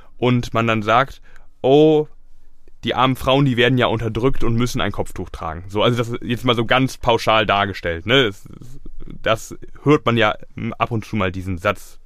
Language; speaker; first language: German; native; German